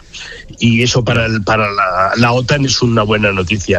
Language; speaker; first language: Spanish; native; Spanish